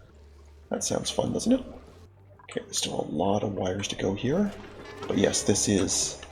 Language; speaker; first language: English; native; English